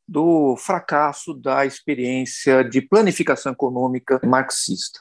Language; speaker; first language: Portuguese; native; Portuguese